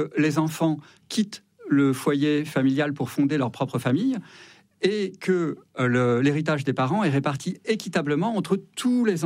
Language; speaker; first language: French; native; French